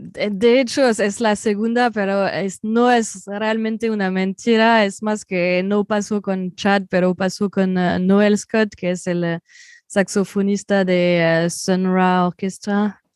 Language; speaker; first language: Spanish; non-native, fluent; French